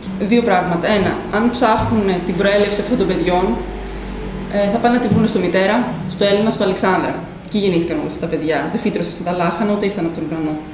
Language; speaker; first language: Greek; early bilingual, other home language; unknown